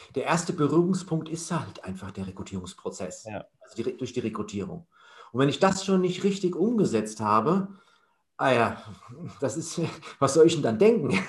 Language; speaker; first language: German; native; German